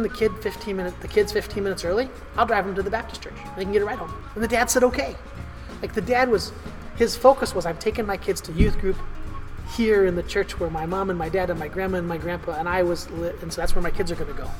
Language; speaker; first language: English; native; English